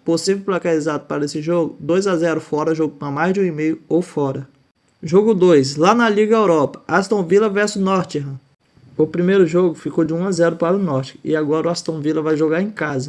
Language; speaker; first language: Portuguese; native; Portuguese